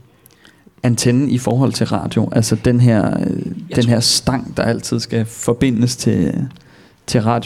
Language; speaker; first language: Danish; native; Danish